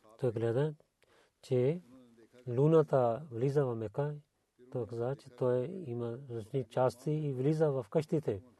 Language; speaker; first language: Bulgarian; non-native, learner; Urdu